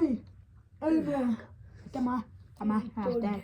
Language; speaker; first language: Finnish; native; Finnish